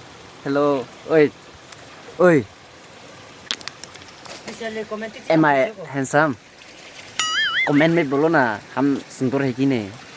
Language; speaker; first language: Hindi; non-native, local second language; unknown